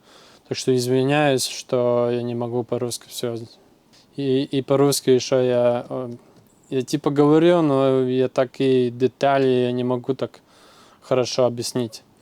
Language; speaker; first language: Russian; non-native, local second language; Latvian